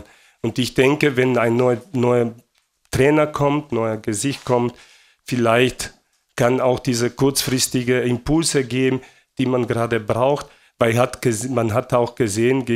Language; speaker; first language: German; non-native, fluent; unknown